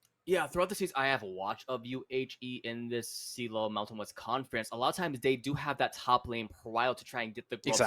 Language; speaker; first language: English; native; English